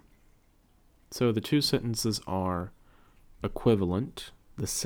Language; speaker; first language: English; native; English